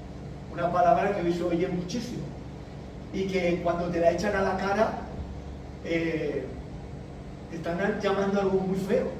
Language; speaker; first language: Spanish; native; Spanish